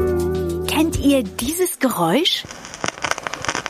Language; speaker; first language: German; native; German